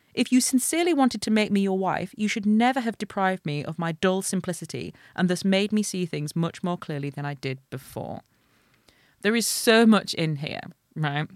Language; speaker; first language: English; native; English